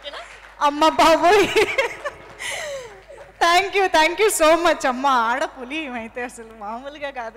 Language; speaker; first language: Telugu; native; Telugu